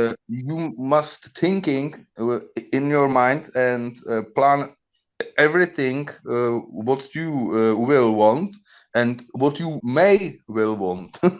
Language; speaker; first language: English; non-native, learner; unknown